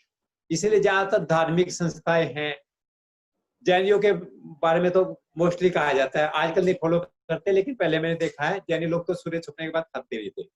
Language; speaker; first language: Hindi; native; Hindi